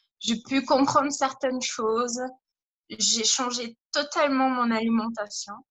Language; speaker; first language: French; non-native, fluent; Portuguese